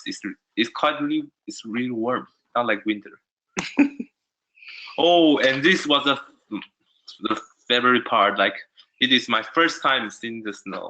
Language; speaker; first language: English; non-native, learner; Chinese